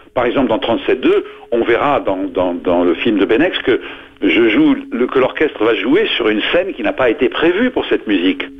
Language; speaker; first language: French; non-native, local second language; Arabic